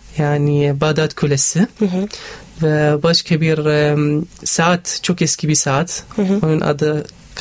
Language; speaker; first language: Turkish; non-native, learner; Arabic